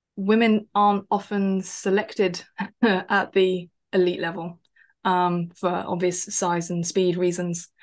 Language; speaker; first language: English; native; English